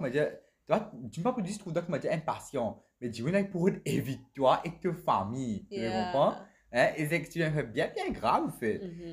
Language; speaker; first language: French; non-native, local second language; Morisyen